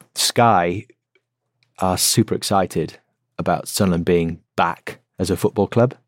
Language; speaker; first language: English; native; English